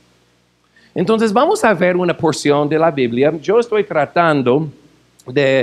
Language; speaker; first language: Spanish; non-native, fluent; English